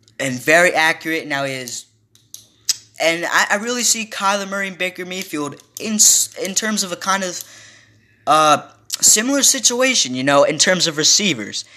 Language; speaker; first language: English; native; English